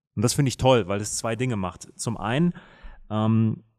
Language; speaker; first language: German; native; German